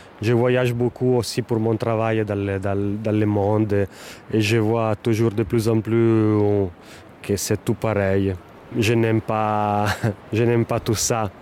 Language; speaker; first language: French; non-native, fluent; Italian